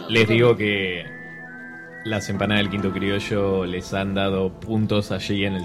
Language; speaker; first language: Spanish; native; Spanish